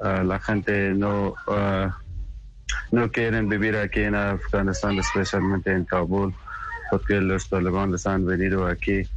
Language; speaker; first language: Spanish; non-native, learner; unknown